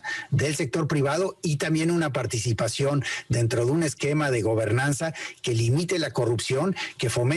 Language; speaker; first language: Spanish; native; Spanish